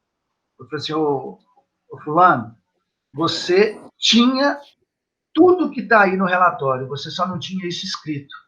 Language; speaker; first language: Portuguese; native; Portuguese